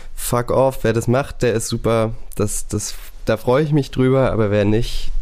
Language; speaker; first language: German; native; German